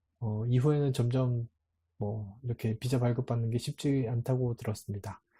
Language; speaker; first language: Korean; native; Korean